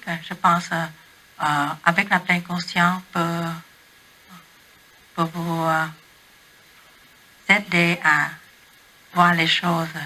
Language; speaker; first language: French; non-native, learner; Vietnamese